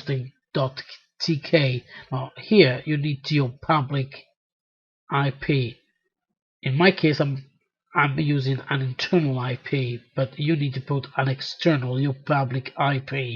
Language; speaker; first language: English; non-native, fluent; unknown